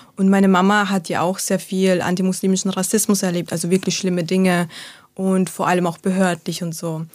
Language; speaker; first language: German; early bilingual, other home language; Turkish